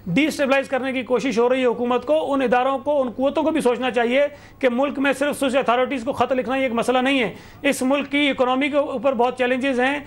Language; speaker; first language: Urdu; native; Urdu